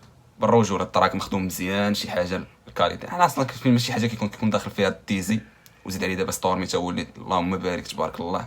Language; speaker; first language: Arabic; native; Arabic